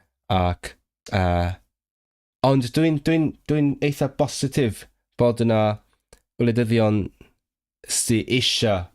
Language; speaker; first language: Welsh; non-native, fluent; Cantonese